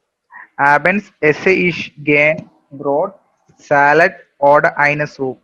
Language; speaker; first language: German; non-native, learner; Malayalam